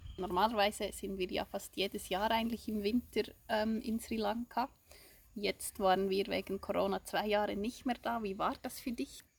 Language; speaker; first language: German; native; German